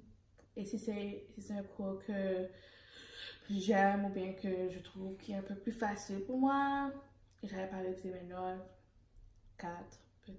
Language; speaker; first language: French; early bilingual, heritage; Haitian Creole